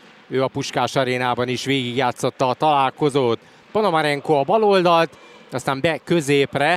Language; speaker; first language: Hungarian; native; Hungarian